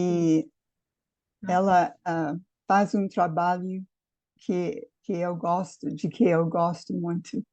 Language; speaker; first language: Portuguese; non-native, fluent; English